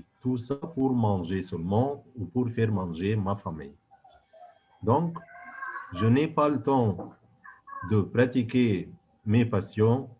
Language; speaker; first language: French; non-native, fluent; Arabic